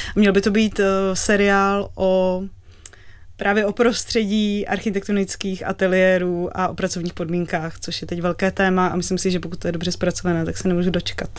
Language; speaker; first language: Czech; native; Czech